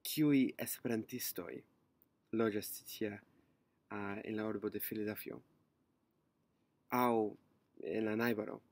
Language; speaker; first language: Esperanto; non-native, learner; English